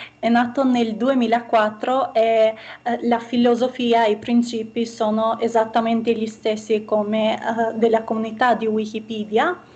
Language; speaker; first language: Italian; non-native, fluent; Albanian